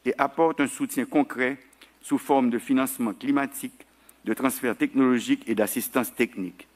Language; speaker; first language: French; non-native, local second language; Haitian Creole